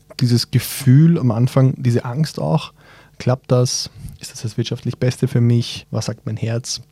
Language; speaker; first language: German; early bilingual, other home language; Bosnian